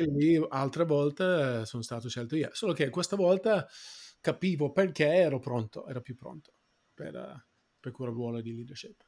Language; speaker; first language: Italian; non-native, fluent; English